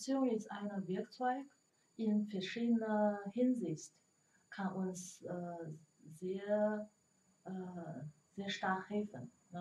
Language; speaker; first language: German; non-native, learner; Chinese